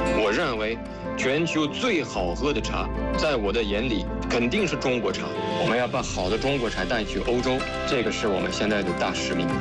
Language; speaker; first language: Chinese; non-native, fluent; French